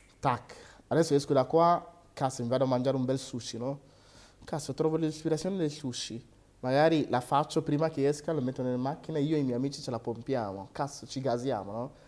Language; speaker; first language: Italian; early bilingual, other home language; Akan